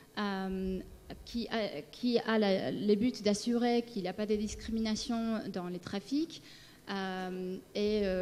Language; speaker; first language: French; non-native, fluent; Spanish